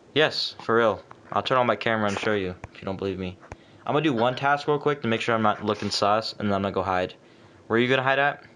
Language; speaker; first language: English; native; English